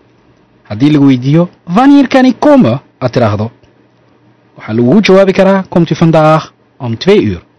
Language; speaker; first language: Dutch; non-native, fluent; Somali